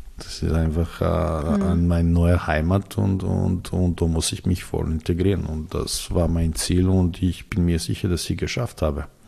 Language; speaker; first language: German; non-native, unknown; Serbian